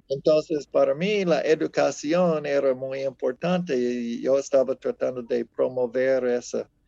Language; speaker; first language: Spanish; non-native, fluent; English